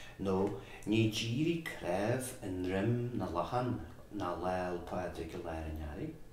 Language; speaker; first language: Irish; native; Irish